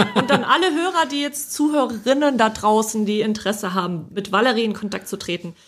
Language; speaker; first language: German; early bilingual, other home language; Polish